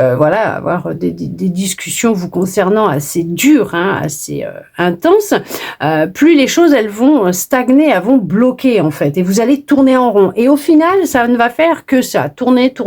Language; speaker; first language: French; native; French